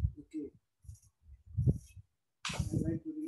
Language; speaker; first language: English; non-native, local second language; Hindi